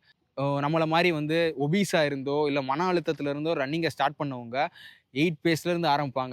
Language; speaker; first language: Tamil; native; Tamil